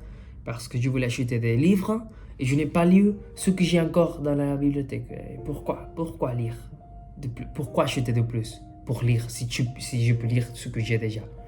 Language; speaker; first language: French; non-native, fluent; Spanish